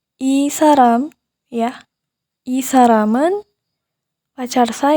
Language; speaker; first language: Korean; non-native, fluent; Indonesian